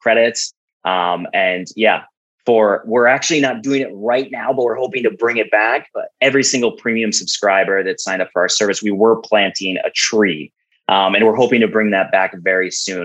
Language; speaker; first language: English; native; English